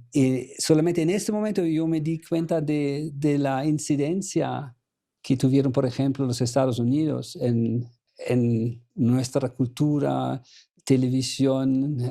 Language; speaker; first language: Spanish; non-native, fluent; German